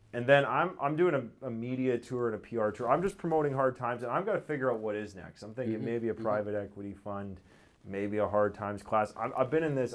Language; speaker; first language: English; native; English